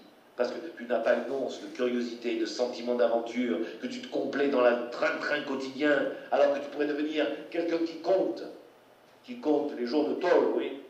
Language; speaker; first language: French; native; French